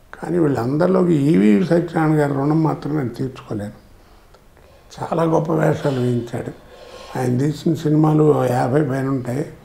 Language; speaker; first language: Telugu; native; Telugu